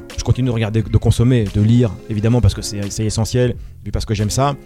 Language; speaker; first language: French; native; French